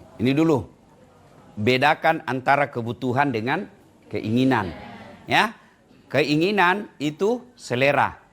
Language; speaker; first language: Indonesian; non-native, local second language; Buginese